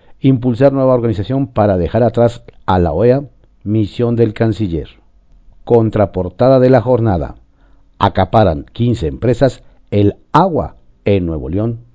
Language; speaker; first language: Spanish; native; Spanish